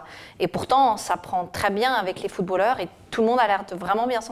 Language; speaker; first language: French; native; French